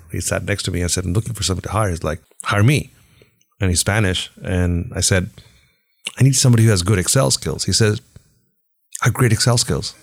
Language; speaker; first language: English; non-native, local second language; Hindi